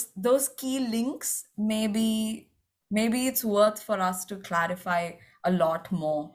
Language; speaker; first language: English; non-native, local second language; Malayalam